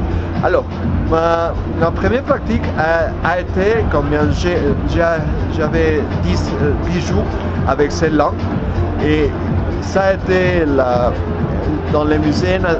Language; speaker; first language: French; non-native, learner; Spanish